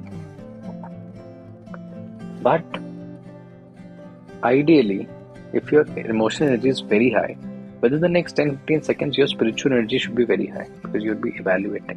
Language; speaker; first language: English; non-native, local second language; Hindi